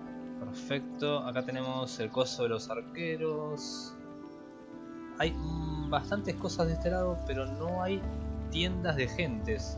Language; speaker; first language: Spanish; native; Spanish